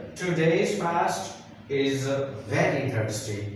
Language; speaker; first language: English; non-native, local second language; Urdu